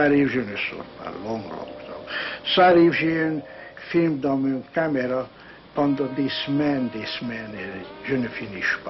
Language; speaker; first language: French; non-native, learner; Hungarian